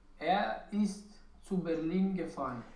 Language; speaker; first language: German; non-native, learner; Romanian